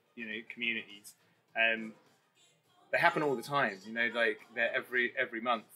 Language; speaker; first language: English; native; English